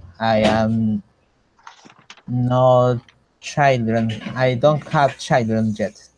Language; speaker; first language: English; non-native, learner; Spanish